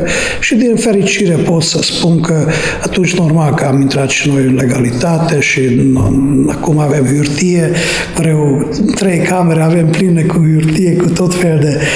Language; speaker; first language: Romanian; non-native, fluent; Hungarian